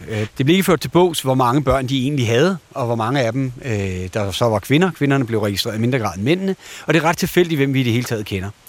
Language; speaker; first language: Danish; native; Danish